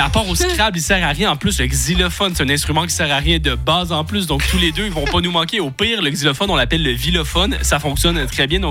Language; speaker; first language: French; native; French